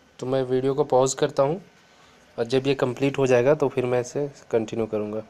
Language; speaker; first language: Hindi; native; Hindi